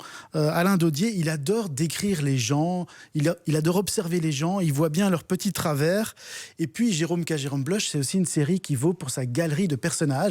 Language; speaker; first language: French; native; French